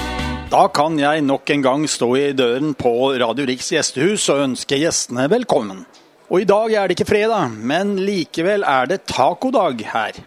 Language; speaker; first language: Norwegian; native; Norwegian